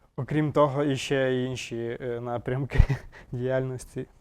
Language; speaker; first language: Ukrainian; native; Ukrainian